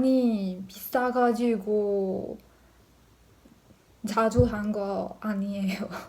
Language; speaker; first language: Korean; non-native, learner; English